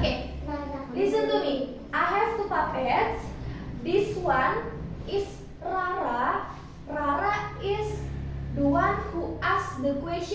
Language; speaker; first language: English; non-native, fluent; Indonesian